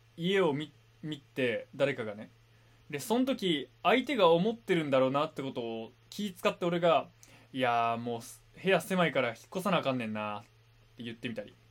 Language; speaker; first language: Japanese; native; Japanese